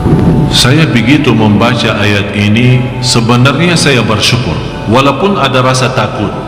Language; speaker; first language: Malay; non-native, fluent; Arabic